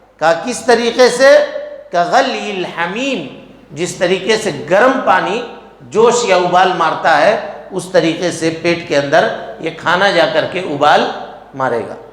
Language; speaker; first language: Urdu; native; Urdu